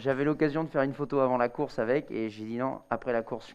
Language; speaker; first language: French; native; French